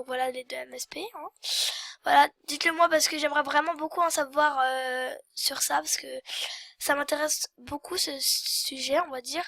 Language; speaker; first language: French; native; French